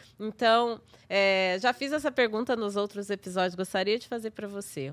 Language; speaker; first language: Portuguese; native; Portuguese